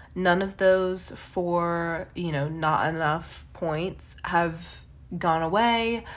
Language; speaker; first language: English; native; English